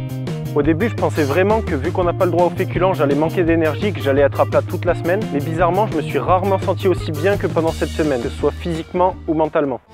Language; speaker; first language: French; native; French